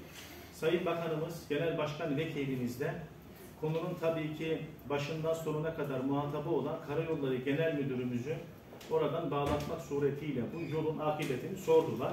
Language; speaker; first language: Turkish; native; Turkish